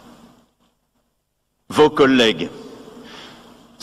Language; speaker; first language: French; native; French